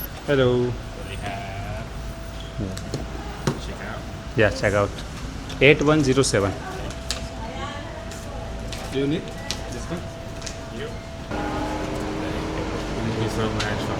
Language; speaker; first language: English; non-native, learner; Hindi